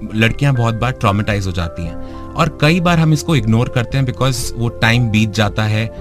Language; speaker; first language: Hindi; native; Hindi